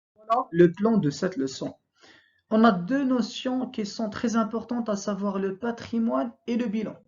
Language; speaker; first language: French; non-native, local second language; Arabic